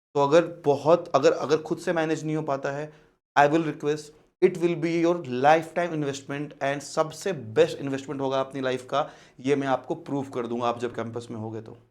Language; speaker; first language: Hindi; native; Hindi